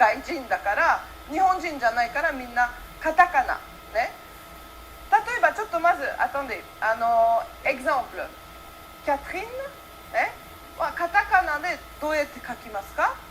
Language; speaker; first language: Japanese; early bilingual, heritage; Japanese